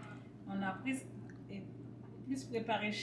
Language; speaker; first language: French; non-native, local second language; Haitian Creole